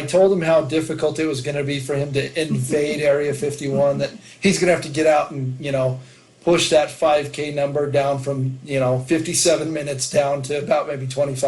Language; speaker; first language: English; native; English